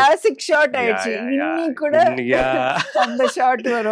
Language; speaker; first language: Tamil; non-native, local second language; English